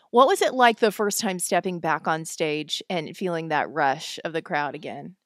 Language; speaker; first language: English; native; English